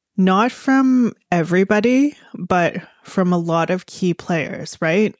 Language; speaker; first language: English; native; English